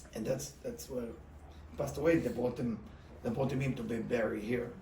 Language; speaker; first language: English; non-native, fluent; Hebrew